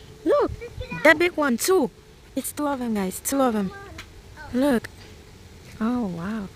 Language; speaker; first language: English; non-native, learner; Haitian Creole